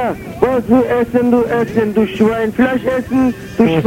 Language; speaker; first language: German; non-native, learner; Turkish